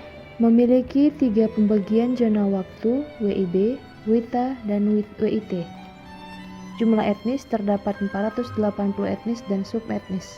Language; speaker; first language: Indonesian; native; Indonesian